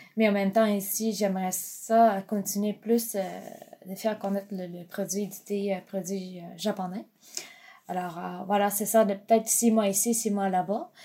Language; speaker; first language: French; non-native, fluent; Japanese